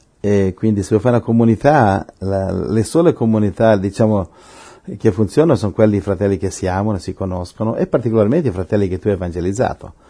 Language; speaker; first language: Italian; non-native, fluent; Spanish